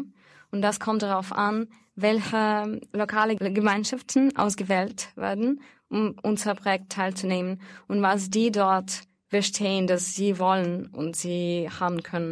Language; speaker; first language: German; non-native, fluent; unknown